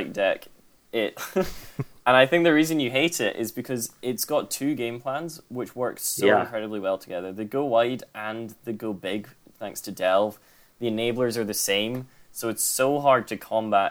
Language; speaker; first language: English; native; English